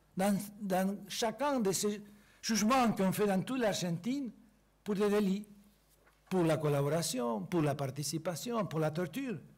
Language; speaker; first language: French; non-native, fluent; Spanish